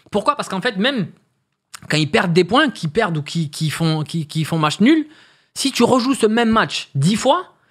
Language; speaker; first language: French; native; French